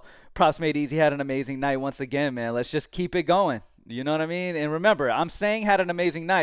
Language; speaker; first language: English; native; English